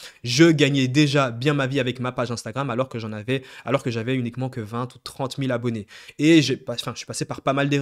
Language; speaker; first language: French; native; French